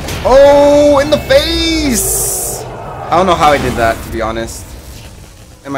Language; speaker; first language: English; native; English